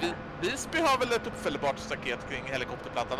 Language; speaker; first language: Swedish; native; Swedish